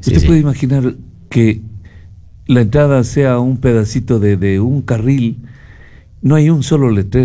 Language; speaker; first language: Spanish; native; Spanish